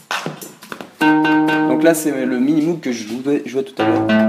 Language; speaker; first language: French; native; French